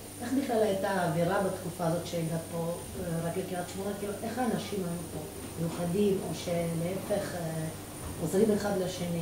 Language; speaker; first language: Hebrew; native; Hebrew